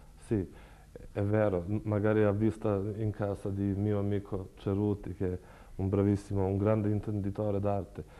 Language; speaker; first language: Italian; non-native, fluent; Serbian